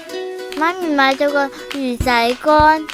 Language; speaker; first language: Chinese; native; Chinese